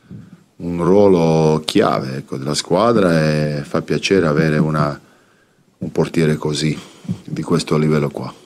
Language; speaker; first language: Italian; non-native, fluent; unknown